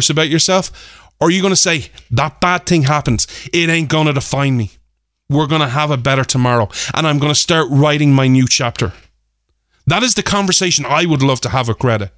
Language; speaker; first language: English; native; English